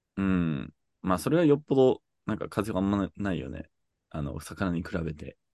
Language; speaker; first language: Japanese; non-native, fluent; English